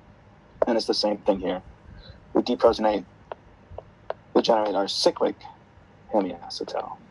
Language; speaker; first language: English; native; English